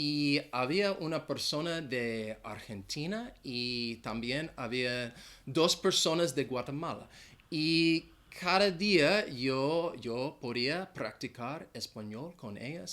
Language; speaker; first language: Spanish; non-native, fluent; English